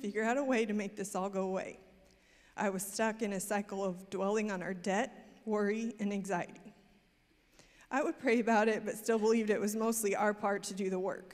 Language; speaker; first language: English; native; English